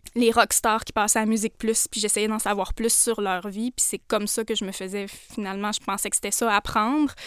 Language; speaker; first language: French; native; French